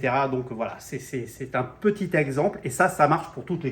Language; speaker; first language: French; native; French